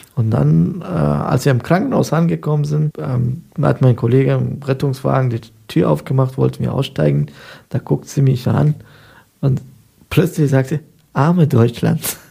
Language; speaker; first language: German; non-native, fluent; Persian